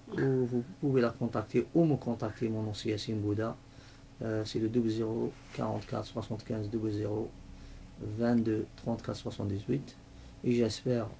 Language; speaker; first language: French; non-native, local second language; Arabic